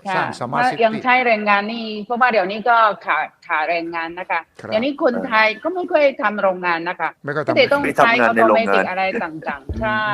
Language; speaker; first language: Thai; non-native, fluent; Malay